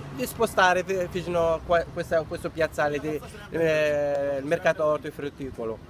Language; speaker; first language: Italian; non-native, learner; Arabic